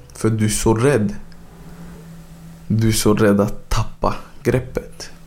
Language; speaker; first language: Swedish; early bilingual, other home language; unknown